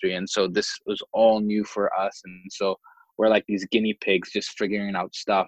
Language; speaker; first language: English; non-native, local second language; Swahili